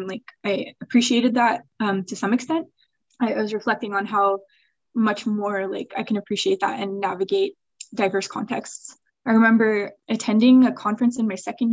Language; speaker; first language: English; early bilingual, other home language; Swiss German